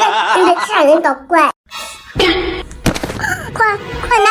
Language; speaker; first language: Chinese; native; Chinese